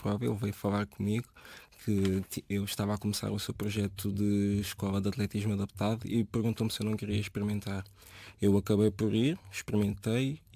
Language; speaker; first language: Portuguese; native; Portuguese